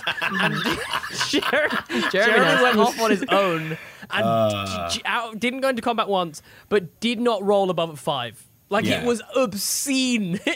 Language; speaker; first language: English; native; English